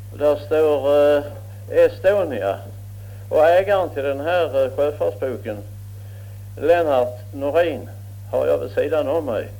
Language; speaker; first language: Swedish; native; Swedish